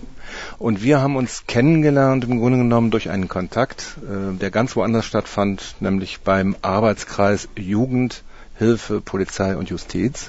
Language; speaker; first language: German; native; German